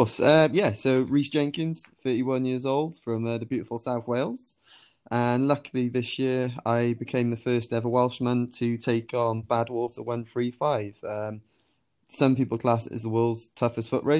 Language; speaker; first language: English; native; English